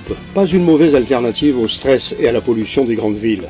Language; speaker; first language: French; native; French